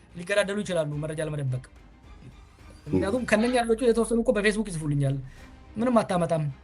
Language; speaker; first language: Amharic; non-native, local second language; Oromo